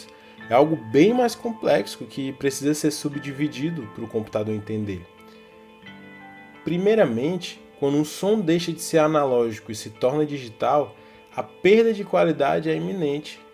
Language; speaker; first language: Portuguese; native; Portuguese